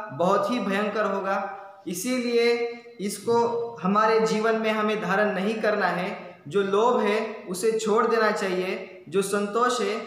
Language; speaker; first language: Hindi; non-native, local second language; Marathi